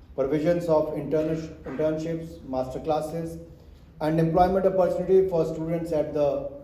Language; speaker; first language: English; non-native, local second language; Hindi